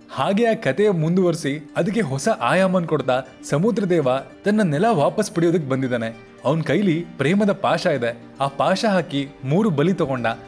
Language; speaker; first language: Kannada; native; Kannada